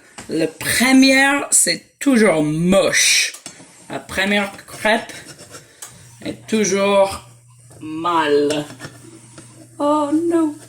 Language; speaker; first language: French; non-native, fluent; English